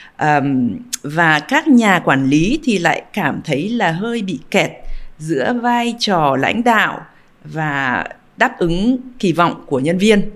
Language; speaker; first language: Vietnamese; early bilingual, heritage; Vietnamese